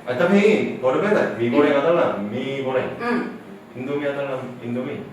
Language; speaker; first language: Indonesian; non-native, learner; Korean